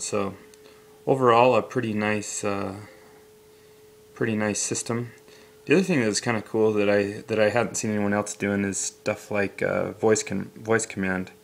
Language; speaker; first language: English; native; English